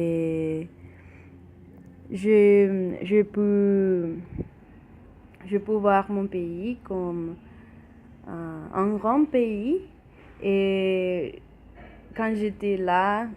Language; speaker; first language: French; non-native, learner; Spanish